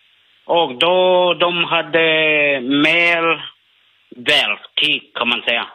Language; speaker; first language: Swedish; non-native, learner; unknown